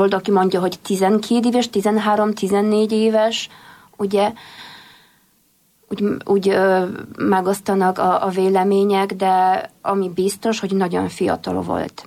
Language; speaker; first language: Hungarian; non-native, fluent; Polish